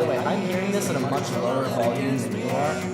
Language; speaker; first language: English; native; English